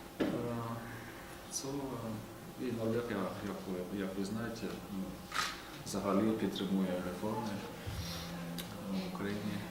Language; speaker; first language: Ukrainian; non-native, fluent; Norwegian